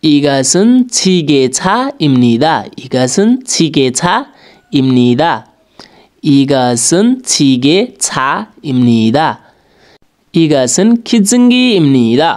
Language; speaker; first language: Korean; non-native, learner; Nepali